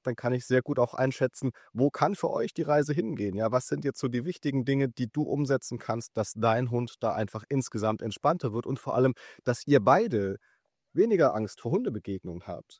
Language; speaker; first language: German; native; German